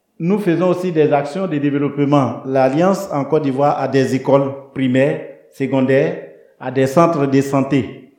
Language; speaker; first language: French; non-native, local second language; Baoulé